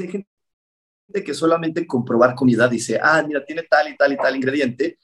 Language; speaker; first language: Spanish; native; Spanish